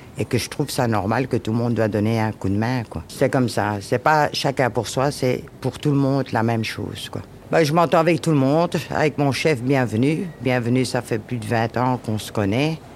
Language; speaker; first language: French; native; French